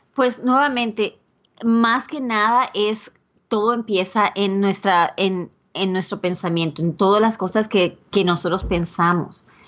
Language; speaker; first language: Spanish; native; Spanish